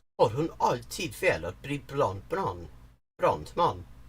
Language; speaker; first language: Swedish; non-native, learner; English